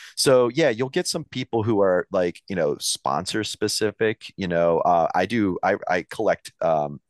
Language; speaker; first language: English; native; English